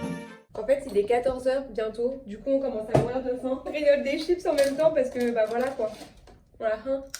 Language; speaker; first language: French; native; French